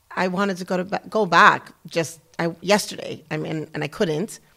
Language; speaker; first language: English; native; English